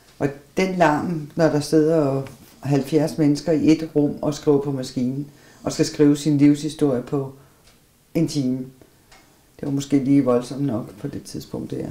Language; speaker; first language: Danish; native; Danish